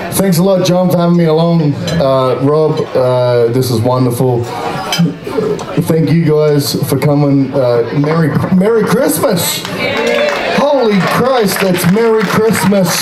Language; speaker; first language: English; native; English